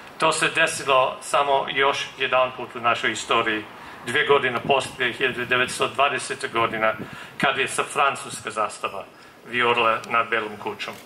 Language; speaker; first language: Serbian; non-native, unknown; English